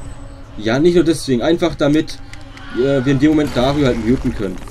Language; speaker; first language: German; native; German